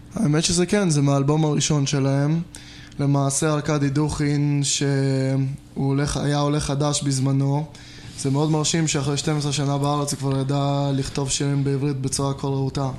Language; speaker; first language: Hebrew; native; Hebrew